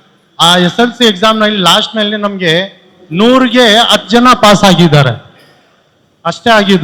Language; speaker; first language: Kannada; non-native, local second language; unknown